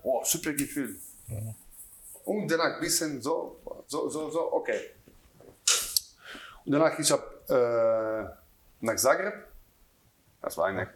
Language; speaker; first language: German; non-native, learner; Croatian